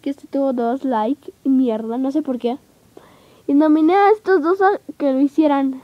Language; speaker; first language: Spanish; native; Spanish